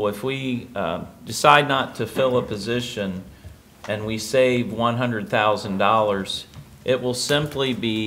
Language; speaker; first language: English; native; English